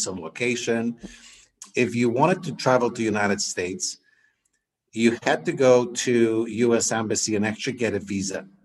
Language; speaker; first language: English; non-native, fluent; Polish